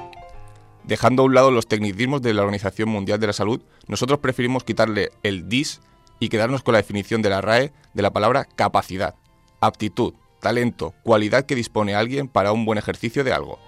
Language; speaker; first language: Spanish; native; Spanish